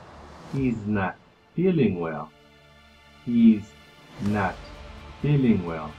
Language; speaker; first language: English; non-native, fluent; Spanish